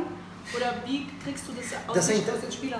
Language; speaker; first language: German; native; German